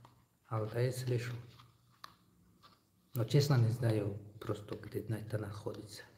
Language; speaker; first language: Russian; non-native, learner; Tajik